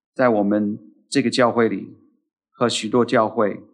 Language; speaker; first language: Chinese; non-native, fluent; English